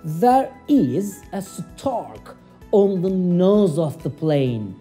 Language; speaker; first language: English; non-native, fluent; Turkish